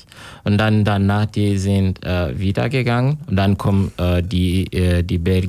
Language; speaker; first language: German; non-native, learner; Kinyarwanda